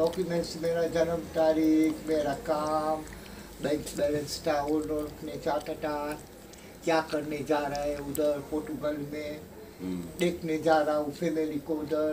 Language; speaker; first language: Hindi; early bilingual, heritage; Hindi